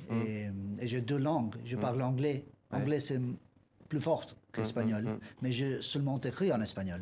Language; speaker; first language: French; non-native, learner; Spanish